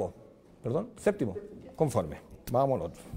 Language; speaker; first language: Spanish; native; Spanish